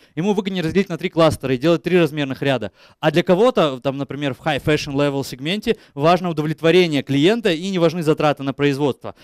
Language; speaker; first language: Russian; native; Russian